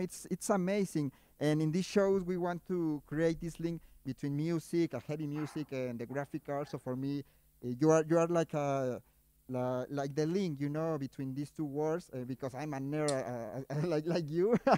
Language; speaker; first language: English; non-native, fluent; Spanish